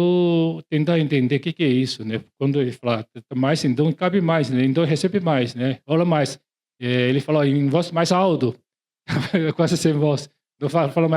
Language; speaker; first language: Portuguese; non-native, learner; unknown